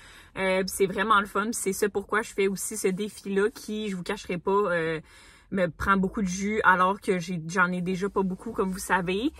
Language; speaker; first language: French; native; French